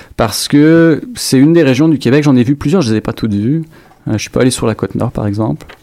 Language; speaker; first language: French; native; French